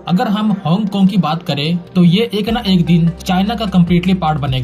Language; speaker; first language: Hindi; native; Hindi